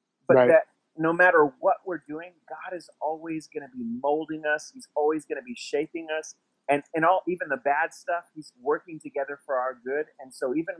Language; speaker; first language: English; native; English